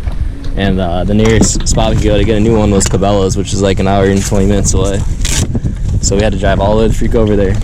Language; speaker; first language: English; native; English